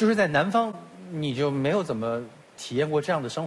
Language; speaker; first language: Chinese; native; Chinese